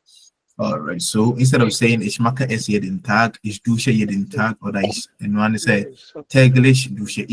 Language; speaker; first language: German; non-native, learner; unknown